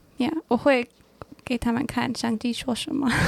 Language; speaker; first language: Chinese; non-native, learner; English